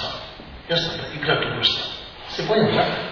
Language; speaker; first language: Russian; non-native, learner; Tibetan